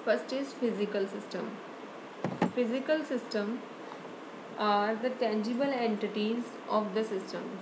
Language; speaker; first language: English; non-native, local second language; Punjabi